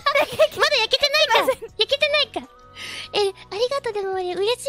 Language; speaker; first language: Japanese; native; Japanese